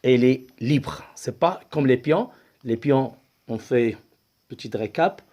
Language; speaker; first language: French; non-native, local second language; Arabic